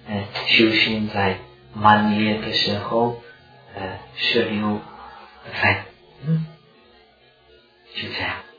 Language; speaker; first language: Chinese; non-native, fluent; Czech